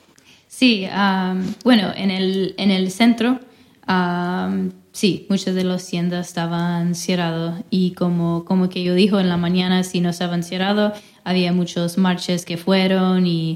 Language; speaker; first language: Spanish; non-native, fluent; English